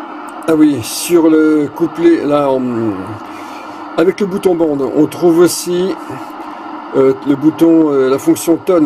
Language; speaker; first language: French; native; French